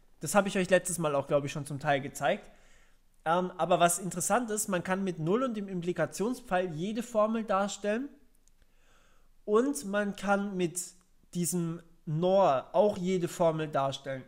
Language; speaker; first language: German; native; German